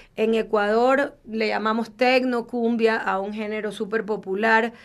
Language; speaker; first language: Spanish; native; Spanish